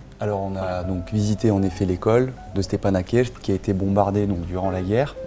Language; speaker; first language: French; native; French